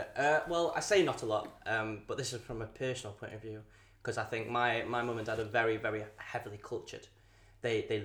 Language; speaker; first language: English; non-native, local second language; Cantonese